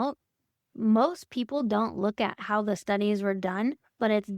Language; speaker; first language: English; native; English